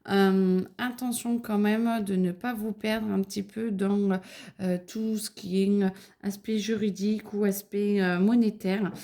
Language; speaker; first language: French; native; French